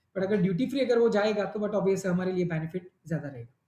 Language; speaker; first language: Hindi; non-native, local second language; Gujarati